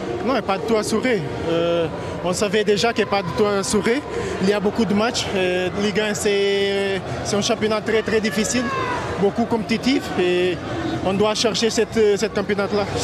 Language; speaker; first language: French; non-native, fluent; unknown